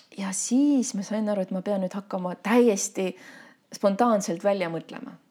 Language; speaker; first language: Estonian; non-native, local second language; Russian